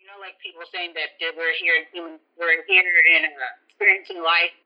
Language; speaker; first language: English; native; English